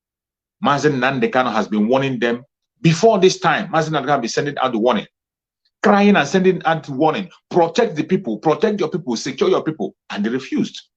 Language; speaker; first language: English; non-native, local second language; Igbo